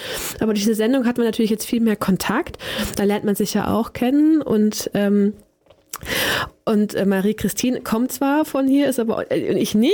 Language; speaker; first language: German; native; German